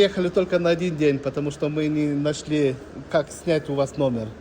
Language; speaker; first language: Russian; non-native, learner; Lithuanian